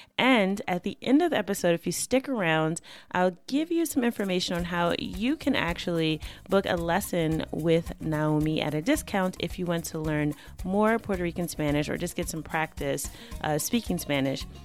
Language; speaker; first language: English; native; English